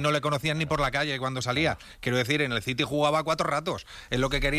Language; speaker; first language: Spanish; native; Spanish